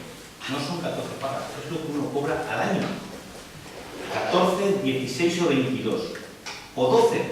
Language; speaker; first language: Spanish; native; Spanish